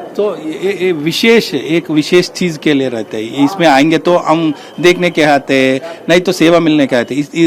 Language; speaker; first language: Hindi; non-native, local second language; Kannada